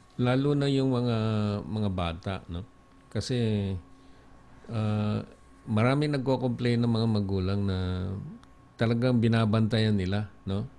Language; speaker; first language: Filipino; native; Filipino